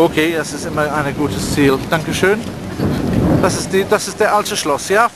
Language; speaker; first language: German; non-native, fluent; English